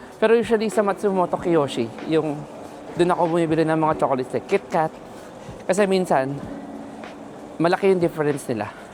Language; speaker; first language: Filipino; non-native, local second language; Pampanga